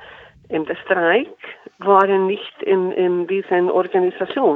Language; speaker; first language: German; non-native, fluent; Icelandic